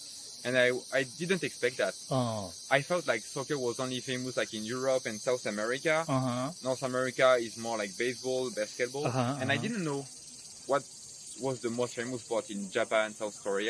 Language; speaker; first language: English; non-native, fluent; French